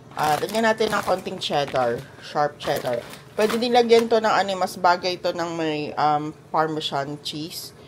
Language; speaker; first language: Filipino; native; Filipino